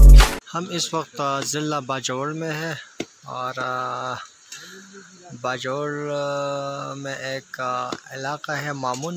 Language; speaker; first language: Hindi; non-native, local second language; Pashto